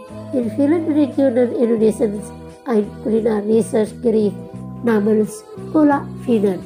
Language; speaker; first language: German; non-native, fluent; Indonesian